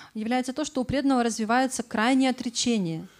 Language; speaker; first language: Russian; native; Russian